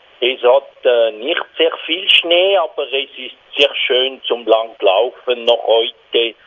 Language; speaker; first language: German; non-native, local second language; French